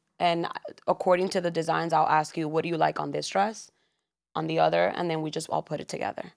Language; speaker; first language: English; early bilingual, other home language; Spanish